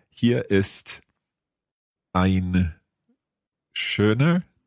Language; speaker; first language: German; non-native, learner; English